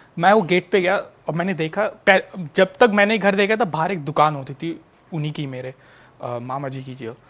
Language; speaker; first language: Hindi; native; Hindi